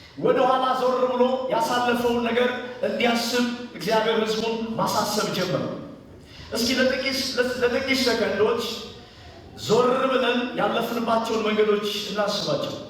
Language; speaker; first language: Amharic; native; Amharic